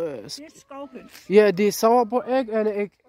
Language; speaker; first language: Danish; non-native, learner; Arabic